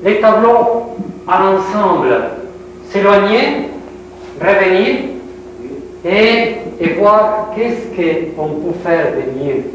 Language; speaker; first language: French; non-native, learner; Spanish